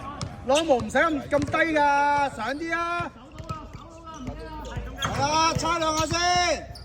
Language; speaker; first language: Chinese; native; Chinese